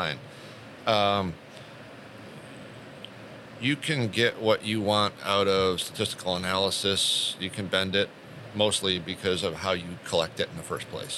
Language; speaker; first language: English; native; English